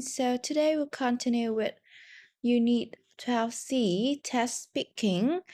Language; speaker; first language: English; non-native, learner; Vietnamese